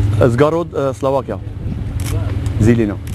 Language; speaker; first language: Russian; non-native, learner; Turkish